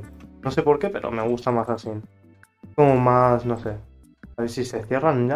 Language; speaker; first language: Spanish; native; Spanish